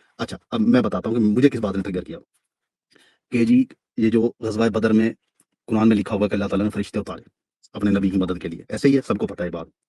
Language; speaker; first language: Urdu; native; Urdu